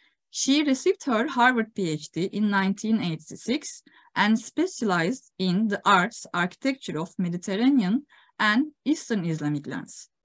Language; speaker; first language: English; non-native, fluent; Turkish